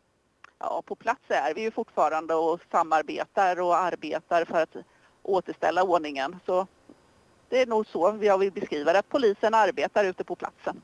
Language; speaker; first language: Swedish; native; Swedish